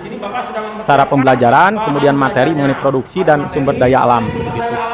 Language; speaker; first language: Indonesian; non-native, local second language; Sundanese